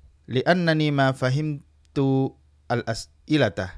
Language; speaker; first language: Arabic; non-native, fluent; Indonesian